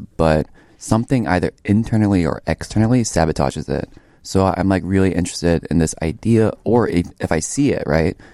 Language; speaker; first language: English; native; English